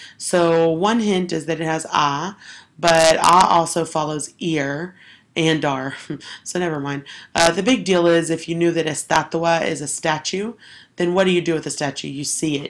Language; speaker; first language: English; native; English